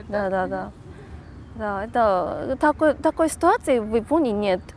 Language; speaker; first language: Russian; non-native, learner; Japanese